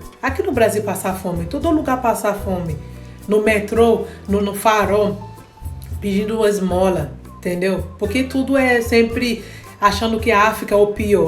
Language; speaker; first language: Portuguese; non-native, fluent; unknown